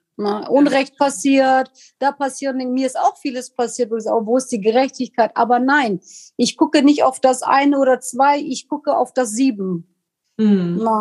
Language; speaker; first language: German; non-native, fluent; Kurdish